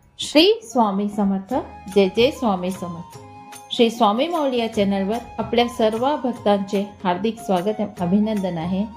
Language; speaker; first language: Marathi; non-native, local second language; Hindi